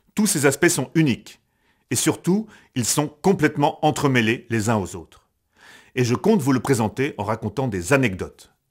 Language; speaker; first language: French; native; French